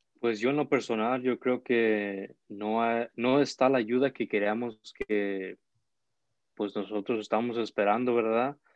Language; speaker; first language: Spanish; early bilingual, heritage; Spanish